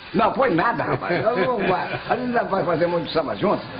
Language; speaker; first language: Portuguese; native; Portuguese